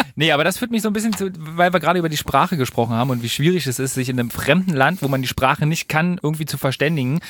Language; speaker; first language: German; native; German